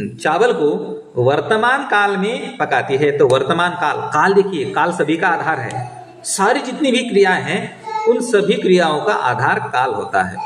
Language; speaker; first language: Hindi; non-native, local second language; Marathi